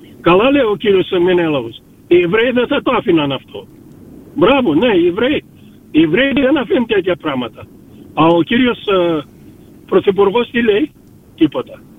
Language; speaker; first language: Greek; early bilingual, heritage; Greek